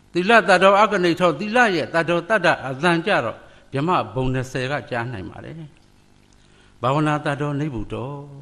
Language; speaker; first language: Burmese; native; Burmese